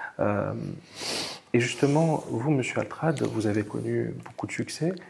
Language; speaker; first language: French; native; French